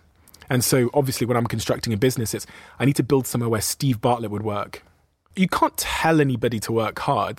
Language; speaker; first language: English; native; English